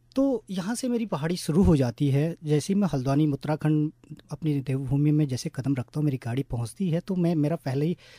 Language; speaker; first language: Hindi; non-native, local second language; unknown